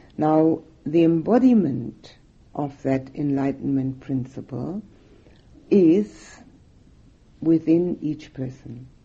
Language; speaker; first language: English; non-native, fluent; German